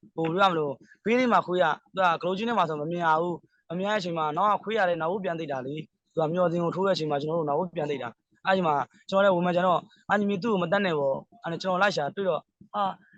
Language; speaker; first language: Burmese; native; Burmese